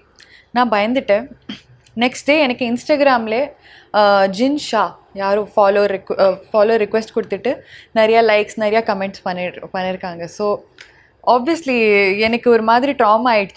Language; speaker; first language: Tamil; non-native, learner; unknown